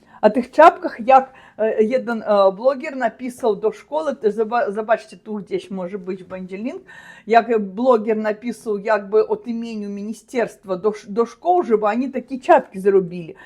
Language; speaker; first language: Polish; non-native, learner; Russian